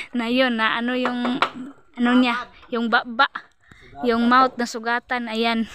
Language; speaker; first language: Filipino; non-native, local second language; Cebuano